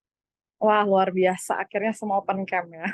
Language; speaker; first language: Indonesian; native; Indonesian